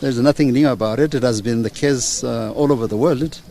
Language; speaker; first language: English; non-native, local second language; Amharic